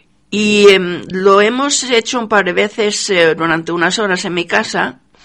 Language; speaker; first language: Spanish; non-native, fluent; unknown